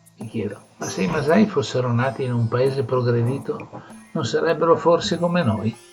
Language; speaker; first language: Italian; native; Italian